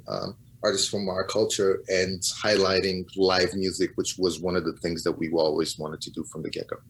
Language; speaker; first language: English; non-native, fluent; Portuguese